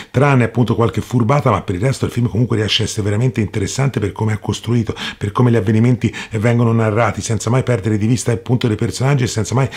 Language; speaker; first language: Italian; native; Italian